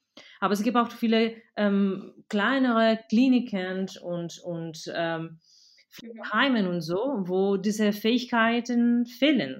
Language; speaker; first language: German; non-native, fluent; Spanish